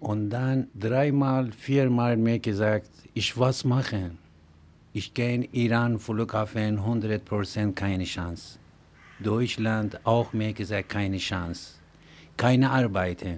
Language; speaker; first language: German; non-native, learner; Persian